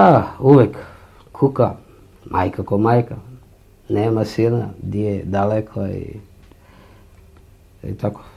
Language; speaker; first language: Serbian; non-native, fluent; Malagasy